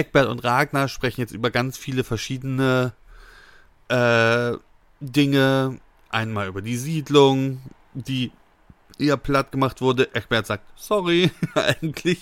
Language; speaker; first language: German; native; German